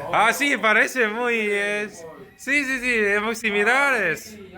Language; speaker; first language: Spanish; non-native, learner; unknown